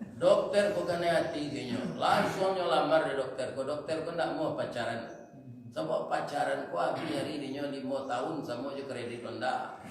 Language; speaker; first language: Malay; non-native, local second language; Minangkabau